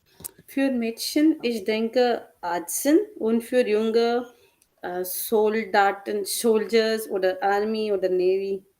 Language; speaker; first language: German; non-native, learner; Hindi